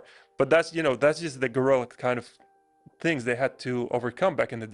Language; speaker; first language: English; non-native, fluent; Arabic